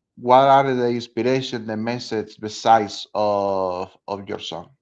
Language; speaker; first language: English; non-native, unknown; Spanish